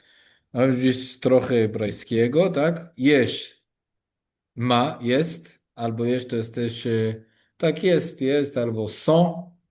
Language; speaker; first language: Polish; non-native, learner; Hebrew